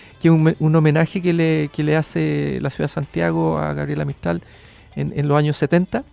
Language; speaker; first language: Spanish; native; Spanish